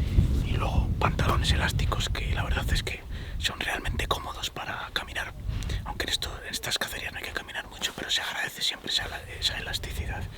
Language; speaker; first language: Spanish; native; Spanish